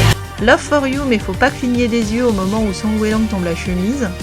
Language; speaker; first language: French; native; French